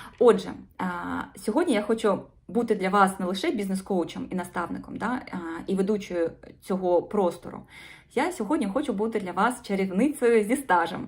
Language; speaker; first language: Ukrainian; non-native, local second language; Russian